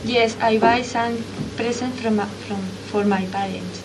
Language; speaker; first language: English; non-native, learner; Spanish